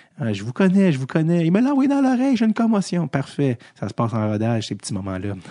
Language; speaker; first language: French; native; French